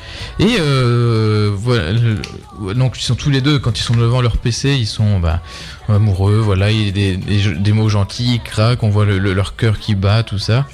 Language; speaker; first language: French; native; French